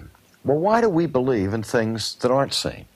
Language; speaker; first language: English; native; English